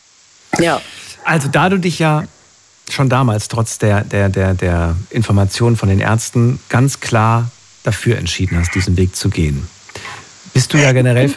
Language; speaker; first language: German; native; German